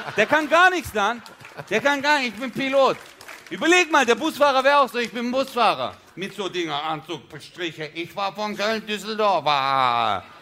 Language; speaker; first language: German; early bilingual, other home language; Turkish